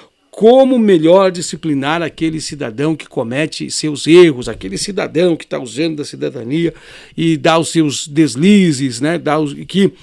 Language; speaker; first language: Portuguese; native; Portuguese